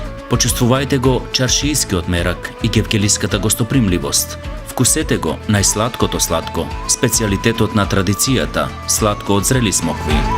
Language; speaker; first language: Macedonian; native; Macedonian